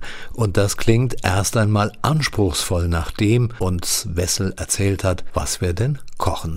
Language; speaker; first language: German; native; German